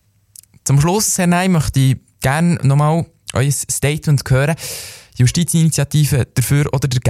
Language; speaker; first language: German; native; German